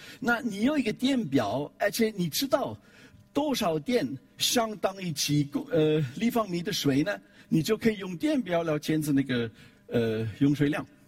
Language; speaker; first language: Chinese; non-native, fluent; German